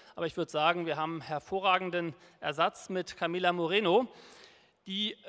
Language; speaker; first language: German; native; German